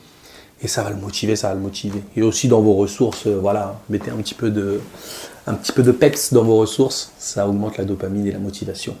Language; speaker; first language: French; native; French